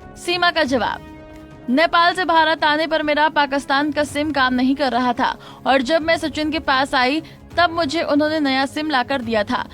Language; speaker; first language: Hindi; native; Hindi